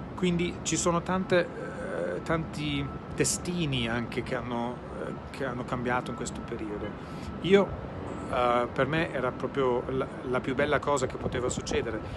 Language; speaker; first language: Italian; non-native, fluent; German